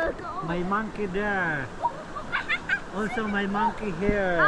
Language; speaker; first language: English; non-native, local second language; Cebuano